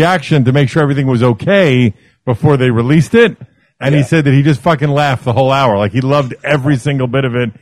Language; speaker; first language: English; native; English